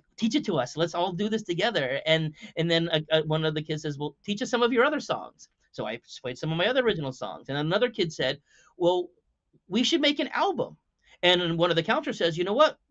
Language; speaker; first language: English; native; English